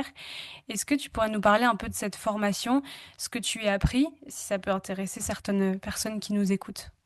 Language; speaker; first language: French; native; French